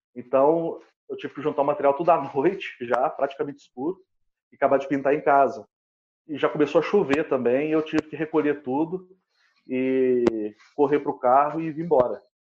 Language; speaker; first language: Portuguese; native; Portuguese